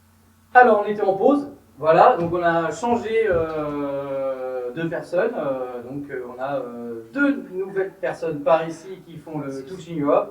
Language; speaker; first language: French; native; French